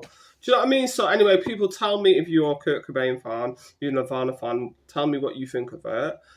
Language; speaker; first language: English; native; English